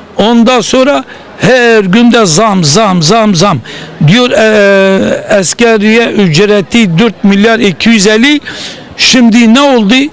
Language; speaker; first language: Turkish; non-native, local second language; Kurdish